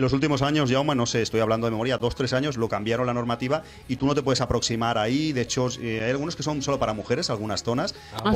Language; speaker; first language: Spanish; native; Spanish